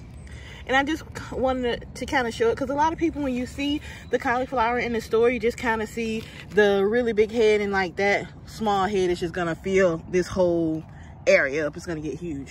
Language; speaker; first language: English; native; English